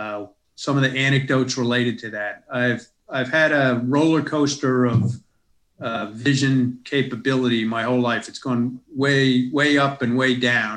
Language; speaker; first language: English; native; English